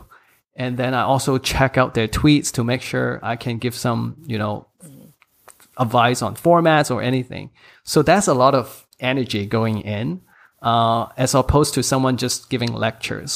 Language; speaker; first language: English; non-native, local second language; Cantonese